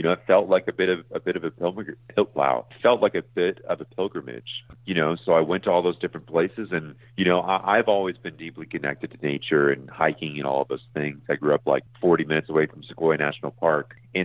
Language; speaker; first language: English; native; English